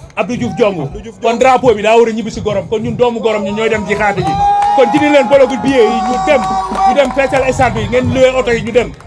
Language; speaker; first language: Wolof; native; Wolof